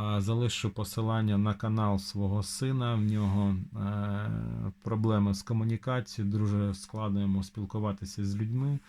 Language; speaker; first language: Ukrainian; non-native, local second language; Russian